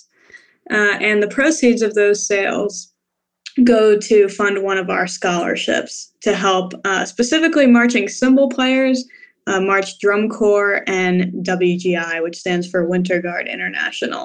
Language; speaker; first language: English; native; English